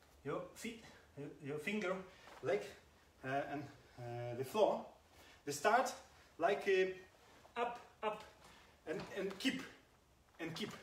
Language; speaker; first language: English; non-native, learner; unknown